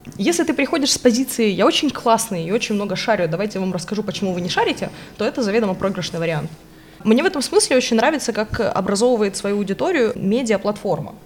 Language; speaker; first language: Russian; non-native, local second language; Ukrainian